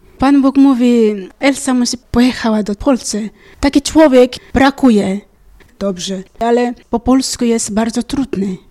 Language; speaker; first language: Polish; non-native, learner; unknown